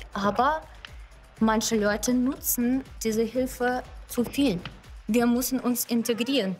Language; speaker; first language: German; non-native, learner; Ukrainian